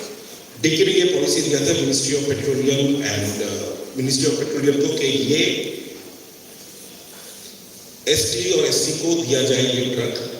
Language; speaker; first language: Hindi; non-native, local second language; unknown